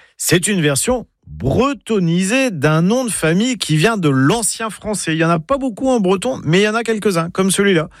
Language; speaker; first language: French; native; French